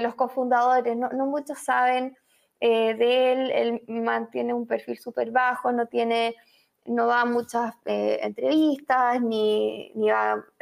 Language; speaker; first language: Spanish; native; Spanish